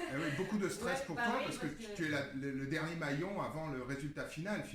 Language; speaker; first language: French; native; French